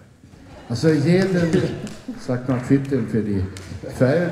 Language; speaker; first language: German; non-native, learner; Swedish